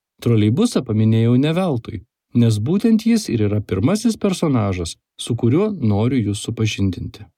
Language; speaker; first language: Lithuanian; native; Lithuanian